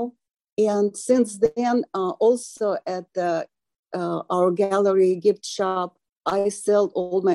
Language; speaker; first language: English; non-native, fluent; Ukrainian